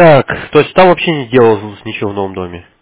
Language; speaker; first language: Russian; native; Russian